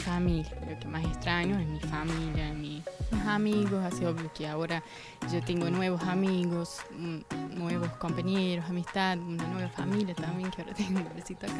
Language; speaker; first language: Spanish; non-native, fluent; Portuguese